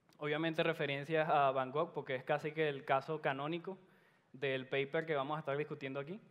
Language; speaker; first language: Spanish; native; Spanish